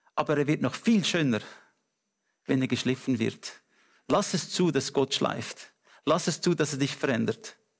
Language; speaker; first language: German; non-native, fluent; English